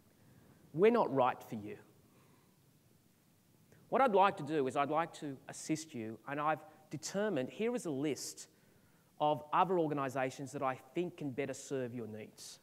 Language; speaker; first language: English; native; English